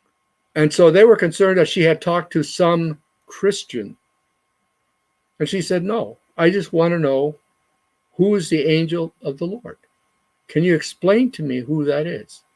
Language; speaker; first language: English; native; English